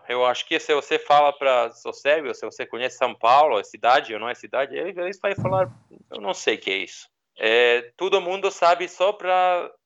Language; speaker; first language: Portuguese; non-native, learner; Serbian